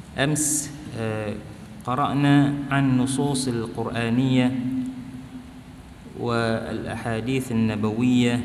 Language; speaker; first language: Arabic; non-native, fluent; Malay